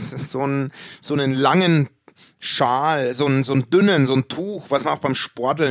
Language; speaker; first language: German; native; German